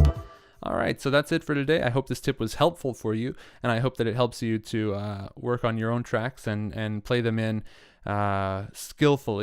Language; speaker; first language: English; native; English